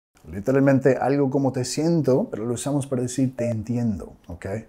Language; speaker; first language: Spanish; non-native, fluent; English